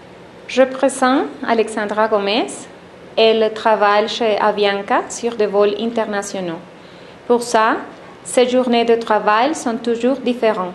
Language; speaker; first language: French; non-native, learner; Spanish